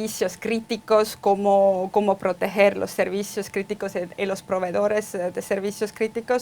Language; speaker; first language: Spanish; non-native, fluent; Estonian